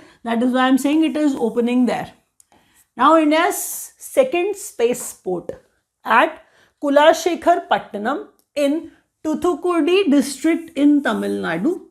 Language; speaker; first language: English; non-native, local second language; Hindi